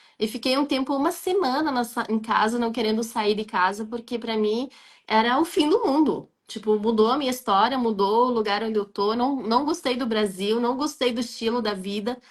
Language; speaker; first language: Portuguese; non-native, fluent; Arabic